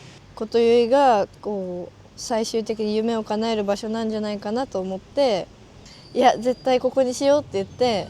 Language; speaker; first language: Japanese; native; Japanese